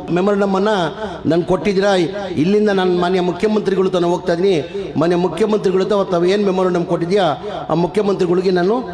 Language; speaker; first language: Kannada; non-native, local second language; Urdu